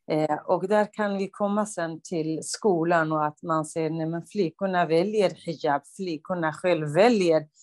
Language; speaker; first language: Swedish; non-native, fluent; Kurdish